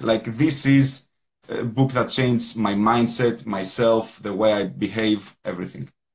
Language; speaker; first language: English; non-native, fluent; Greek